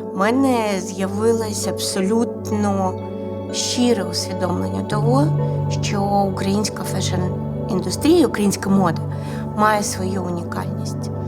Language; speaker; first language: Ukrainian; non-native, local second language; Russian